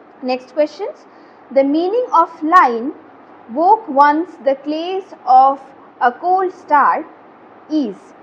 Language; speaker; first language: English; non-native, local second language; Bangla